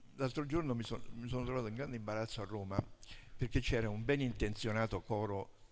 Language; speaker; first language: Italian; native; Italian